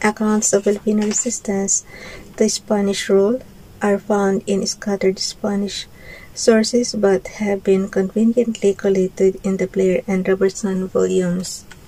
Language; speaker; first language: English; non-native, local second language; Filipino